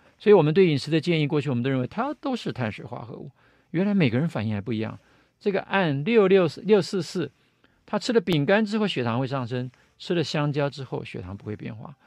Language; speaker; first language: Chinese; native; Chinese